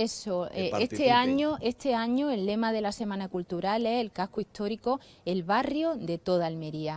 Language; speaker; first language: Spanish; native; Spanish